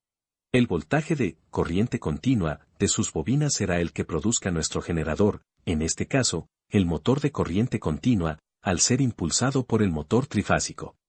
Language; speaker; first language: Spanish; native; Spanish